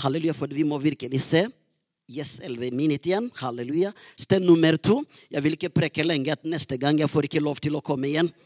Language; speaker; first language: Norwegian; non-native, fluent; Rundi